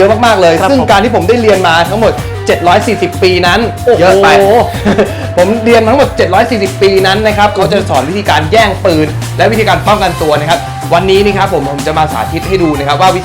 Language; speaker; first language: Thai; native; Thai